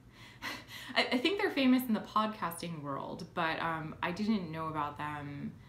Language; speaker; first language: English; native; English